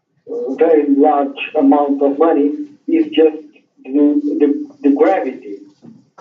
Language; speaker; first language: English; non-native, fluent; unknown